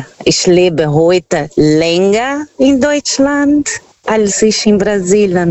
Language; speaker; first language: German; non-native, fluent; Portuguese